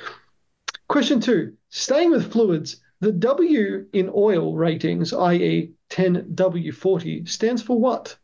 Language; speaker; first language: English; native; English